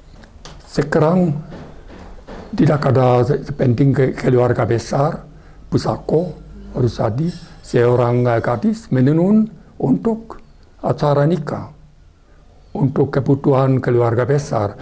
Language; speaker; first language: Indonesian; non-native, learner; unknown